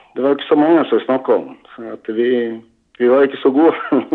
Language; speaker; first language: Norwegian; non-native, fluent; Tibetan